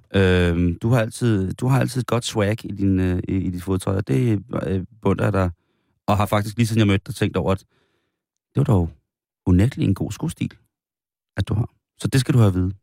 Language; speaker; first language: Danish; native; Danish